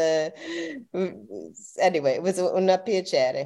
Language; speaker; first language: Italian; non-native, learner; English